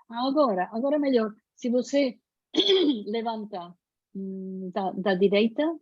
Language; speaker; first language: Portuguese; non-native, fluent; Spanish